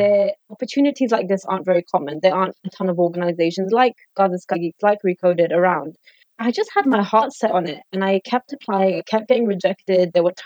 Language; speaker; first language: English; native; English